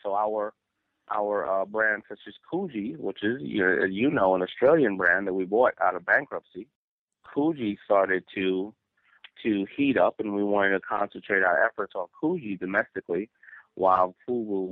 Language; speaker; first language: English; native; English